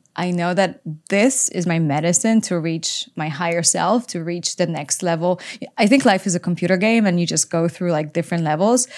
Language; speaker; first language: English; non-native, fluent; Polish